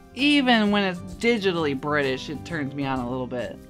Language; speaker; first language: English; native; English